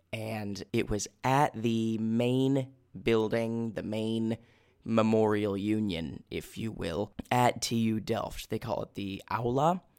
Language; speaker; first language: English; native; English